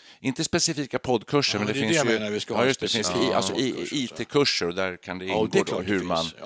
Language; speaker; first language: Swedish; native; Swedish